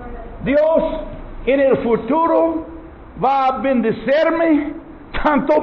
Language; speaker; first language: Spanish; non-native, learner; English